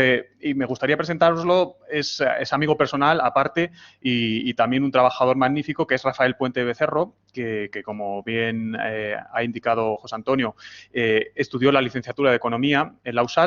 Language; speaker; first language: Spanish; native; Spanish